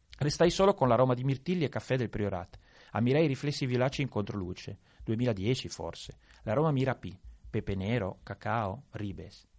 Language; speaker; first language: Italian; native; Italian